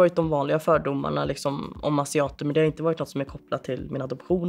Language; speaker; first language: Swedish; native; Swedish